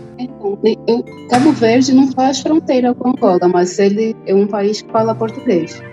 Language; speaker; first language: Portuguese; native; Portuguese